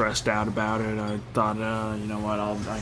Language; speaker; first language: English; native; English